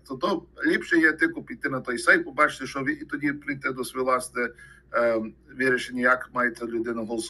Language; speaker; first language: Ukrainian; early bilingual, heritage; Ukrainian